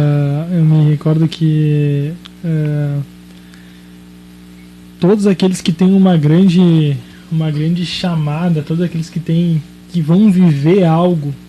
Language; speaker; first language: Portuguese; native; Portuguese